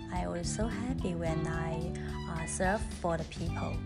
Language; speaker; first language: English; non-native, learner; Chinese